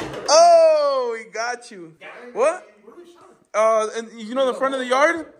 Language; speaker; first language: English; early bilingual, other home language; Spanish